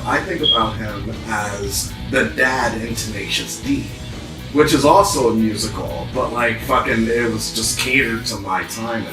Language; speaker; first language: English; native; English